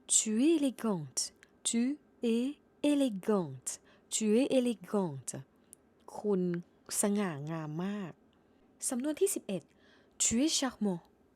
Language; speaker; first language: Thai; native; Thai